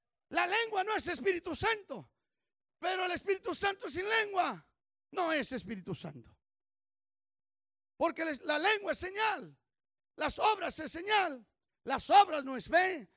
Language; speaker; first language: Spanish; early bilingual, heritage; Spanish